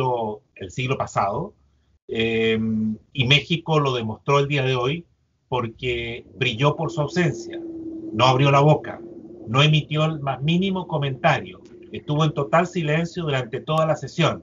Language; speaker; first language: Spanish; native; Spanish